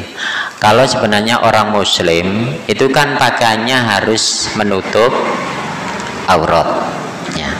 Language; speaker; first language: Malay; non-native, local second language; Javanese